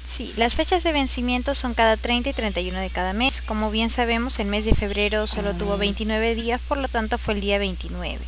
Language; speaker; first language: Spanish; native; Spanish